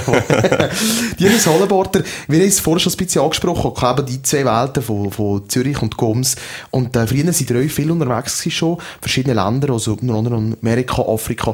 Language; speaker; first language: German; native; German